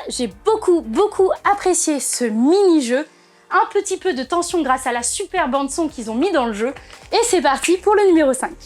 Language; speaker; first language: French; native; French